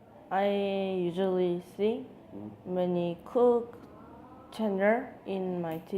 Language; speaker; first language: English; non-native, learner; Korean